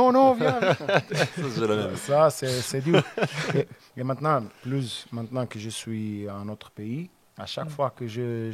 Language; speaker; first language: French; non-native, learner; Portuguese